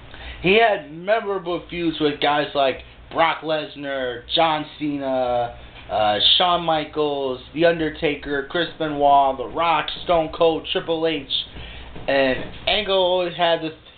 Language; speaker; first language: English; native; English